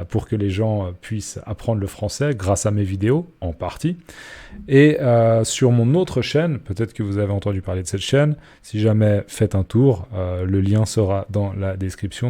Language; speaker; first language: French; native; French